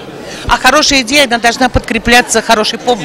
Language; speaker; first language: Russian; native; Russian